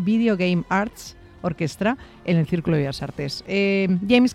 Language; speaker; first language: Spanish; native; Spanish